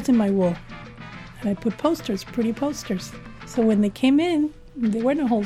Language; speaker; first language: English; early bilingual, other home language; Spanish